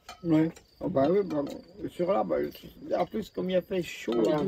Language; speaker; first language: French; native; French